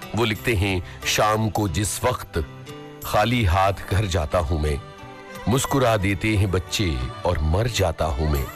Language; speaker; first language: Hindi; native; Hindi